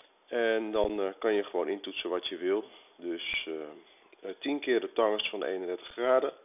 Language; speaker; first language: Dutch; native; Dutch